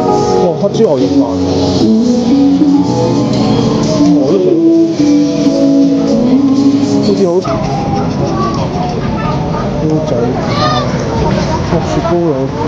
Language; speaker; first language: Cantonese; native; Cantonese